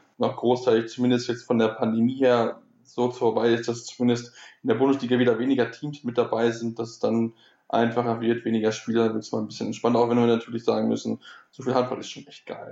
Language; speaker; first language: German; native; German